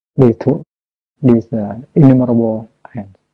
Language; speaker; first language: English; non-native, fluent; Vietnamese